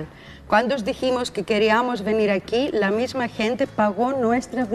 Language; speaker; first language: Spanish; non-native, learner; Greek